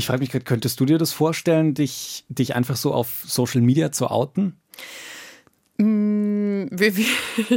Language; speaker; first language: German; native; German